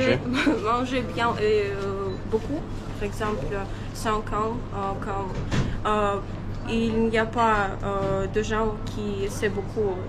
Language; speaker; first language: French; non-native, learner; Russian